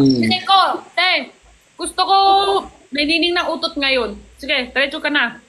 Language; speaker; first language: Filipino; non-native, learner; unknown